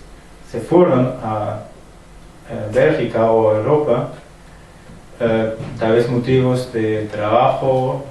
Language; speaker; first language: Spanish; non-native, fluent; German